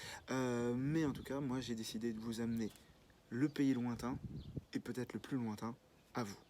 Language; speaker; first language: French; native; French